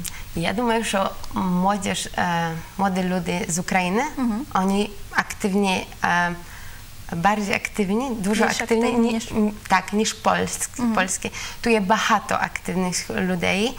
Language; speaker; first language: Ukrainian; non-native, learner; Polish